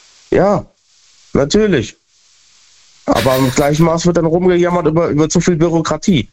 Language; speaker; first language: German; native; German